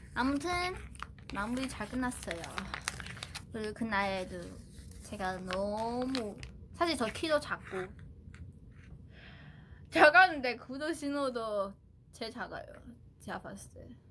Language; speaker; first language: Korean; non-native, fluent; Chinese